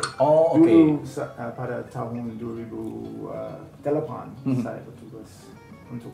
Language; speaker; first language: Indonesian; non-native, learner; English